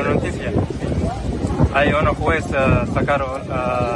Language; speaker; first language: Spanish; non-native, learner; Arabic